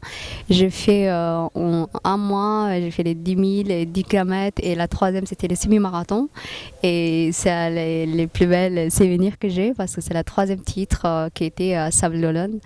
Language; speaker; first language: French; non-native, fluent; Tigrinya